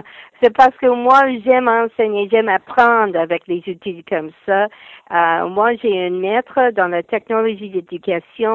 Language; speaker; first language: French; non-native, fluent; English